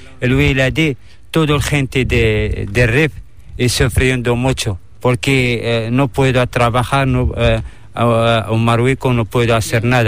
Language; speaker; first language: Spanish; non-native, learner; Arabic